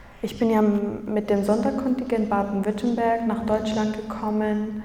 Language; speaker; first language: German; early bilingual, other home language; Kurdish